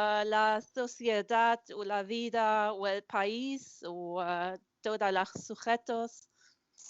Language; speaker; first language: Spanish; non-native, learner; German